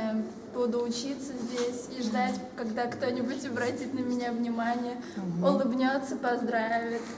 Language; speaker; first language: Russian; native; Russian